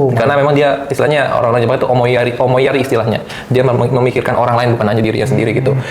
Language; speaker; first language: Indonesian; native; Indonesian